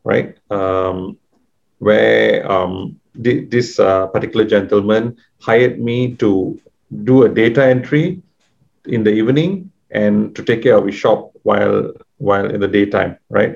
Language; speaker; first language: English; non-native, local second language; Tamil